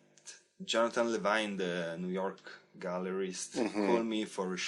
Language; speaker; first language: English; non-native, learner; Italian